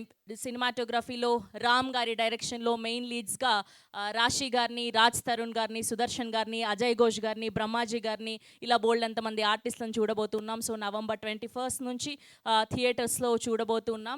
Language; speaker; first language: Telugu; native; Telugu